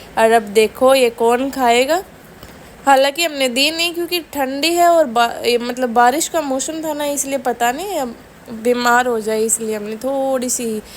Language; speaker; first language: Hindi; native; Hindi